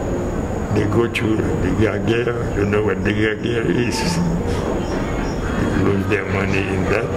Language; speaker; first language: English; non-native, fluent; Haitian Creole